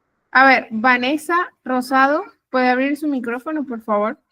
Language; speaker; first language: Spanish; native; Spanish